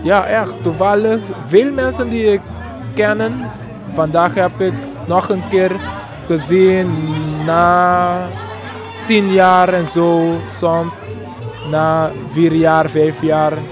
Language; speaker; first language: Dutch; non-native, local second language; Papiamento